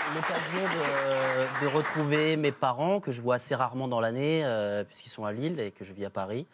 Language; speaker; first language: French; native; French